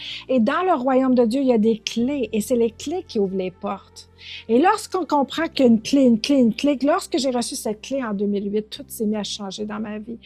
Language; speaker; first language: French; native; French